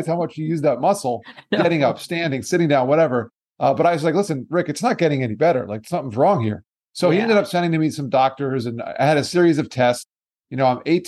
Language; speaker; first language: English; native; English